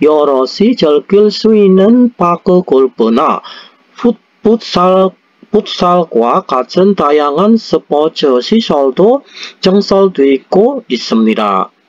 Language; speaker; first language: Korean; non-native, fluent; Indonesian